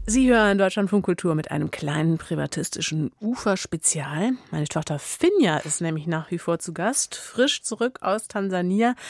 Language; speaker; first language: German; native; German